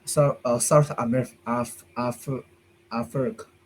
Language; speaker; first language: English; non-native, learner; Chinese